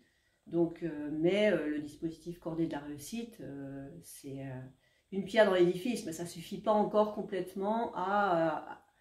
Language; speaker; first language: French; native; French